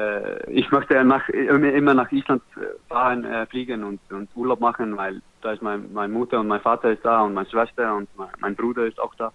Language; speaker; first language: German; non-native, learner; Icelandic